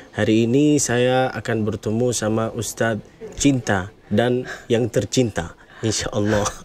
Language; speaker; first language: Indonesian; non-native, fluent; Arabic